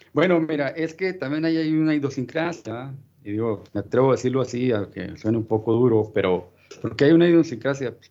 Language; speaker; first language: Spanish; native; Spanish